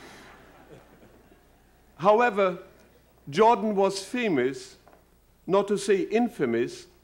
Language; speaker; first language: English; non-native, fluent; German